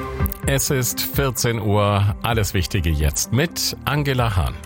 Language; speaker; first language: German; native; German